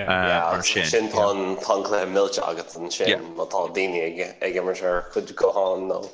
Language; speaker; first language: Irish; non-native, learner; English